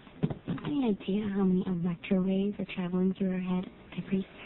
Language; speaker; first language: English; native; English